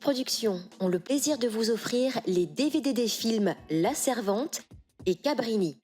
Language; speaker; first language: French; native; French